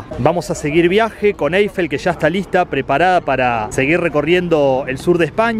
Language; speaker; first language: Spanish; native; Spanish